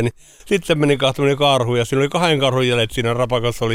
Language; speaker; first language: Finnish; native; Finnish